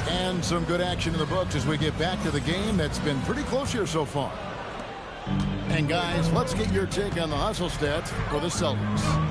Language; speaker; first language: English; native; English